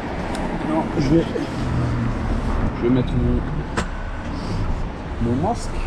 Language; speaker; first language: French; native; French